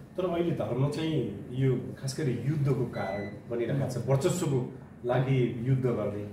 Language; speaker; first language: Nepali; native; Nepali